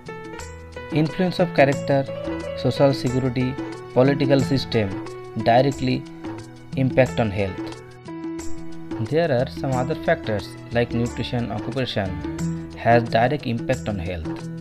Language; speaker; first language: English; non-native, local second language; Bangla